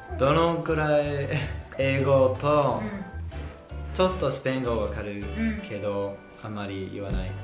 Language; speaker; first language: Japanese; non-native, learner; English